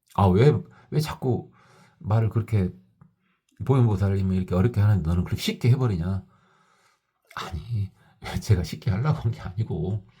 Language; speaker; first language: Korean; native; Korean